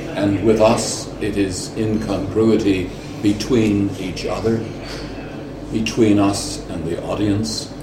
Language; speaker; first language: English; native; English